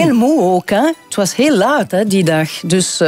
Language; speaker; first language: Dutch; non-native, local second language; French